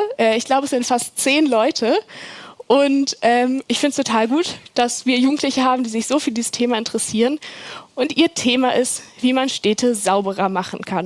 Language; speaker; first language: German; native; German